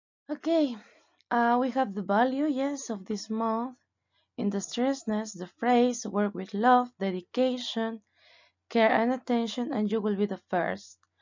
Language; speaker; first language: English; non-native, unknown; Spanish